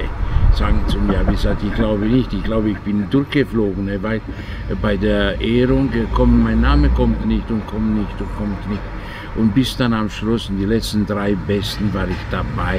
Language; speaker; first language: German; non-native, fluent; Italian